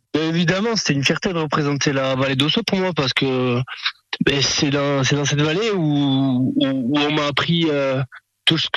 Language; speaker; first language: French; native; French